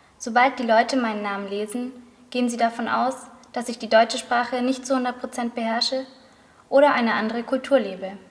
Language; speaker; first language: German; native; German